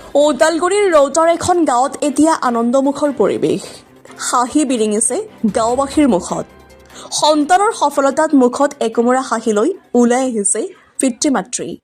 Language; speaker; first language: Assamese; non-native, local second language; Hindi